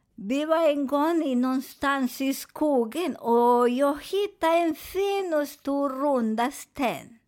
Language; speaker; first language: Swedish; non-native, fluent; Spanish